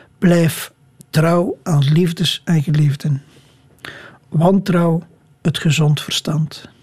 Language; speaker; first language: Dutch; native; Dutch